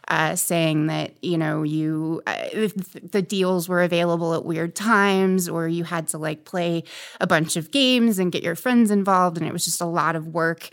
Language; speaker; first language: English; native; English